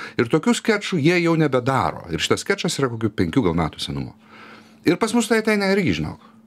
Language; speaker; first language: Lithuanian; native; Lithuanian